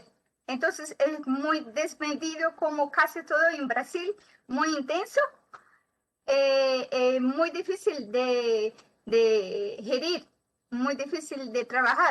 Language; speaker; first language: Spanish; non-native, learner; Portuguese